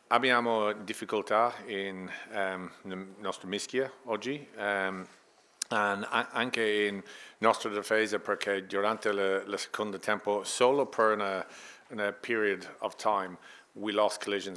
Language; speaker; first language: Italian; non-native, learner; English